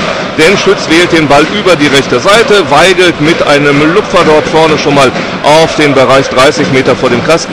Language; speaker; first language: German; native; German